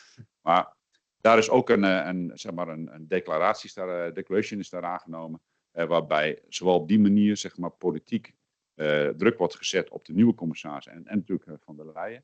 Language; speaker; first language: Dutch; native; Dutch